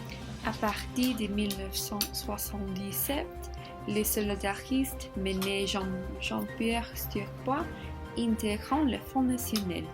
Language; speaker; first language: French; non-native, learner; Spanish